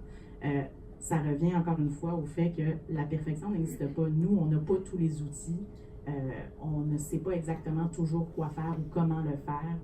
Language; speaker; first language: French; native; French